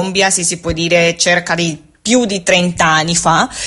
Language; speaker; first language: Italian; non-native, fluent; Spanish